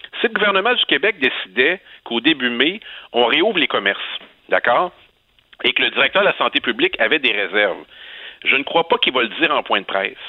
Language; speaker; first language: French; native; French